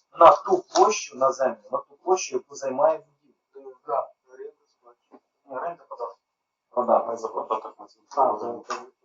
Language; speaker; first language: Ukrainian; native; Ukrainian